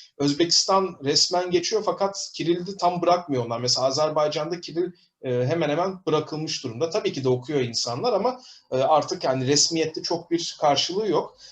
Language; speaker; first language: Turkish; native; Turkish